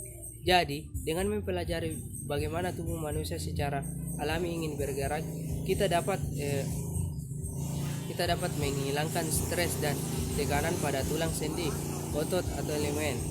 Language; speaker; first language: Indonesian; native; Indonesian